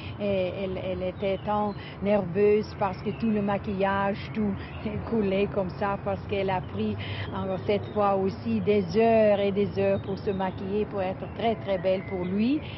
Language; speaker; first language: French; non-native, fluent; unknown